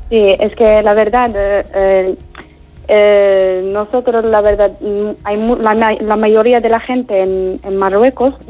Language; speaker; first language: Spanish; non-native, fluent; Arabic